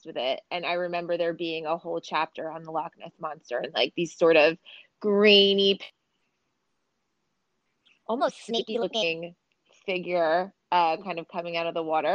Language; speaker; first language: English; native; English